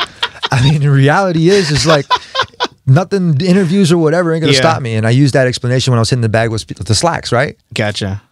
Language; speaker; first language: English; native; English